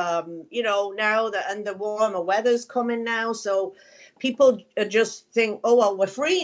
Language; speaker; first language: English; native; English